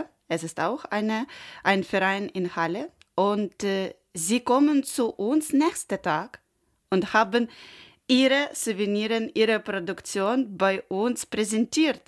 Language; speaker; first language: German; non-native, learner; Ukrainian